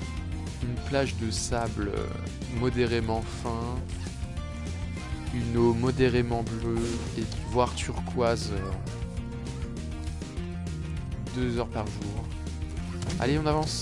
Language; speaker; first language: French; native; French